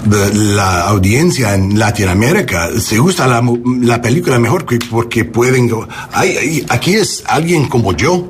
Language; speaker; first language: Spanish; non-native, learner; English